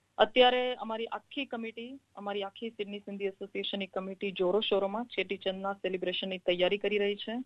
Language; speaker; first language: Gujarati; non-native, local second language; Sindhi